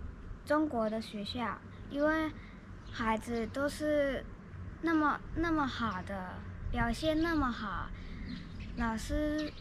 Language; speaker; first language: Chinese; early bilingual, other home language; Russian